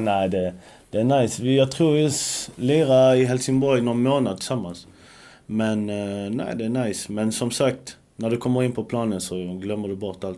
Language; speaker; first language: Swedish; early bilingual, other home language; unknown